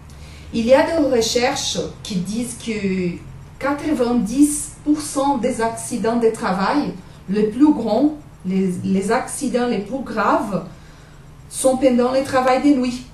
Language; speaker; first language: French; non-native, learner; Portuguese